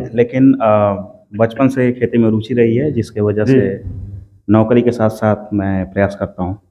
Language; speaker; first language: Hindi; native; Hindi